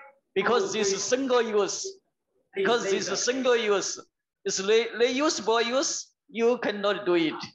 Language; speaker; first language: English; non-native, learner; Chinese